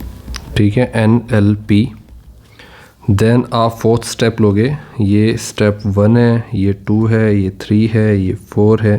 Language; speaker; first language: Hindi; native; Hindi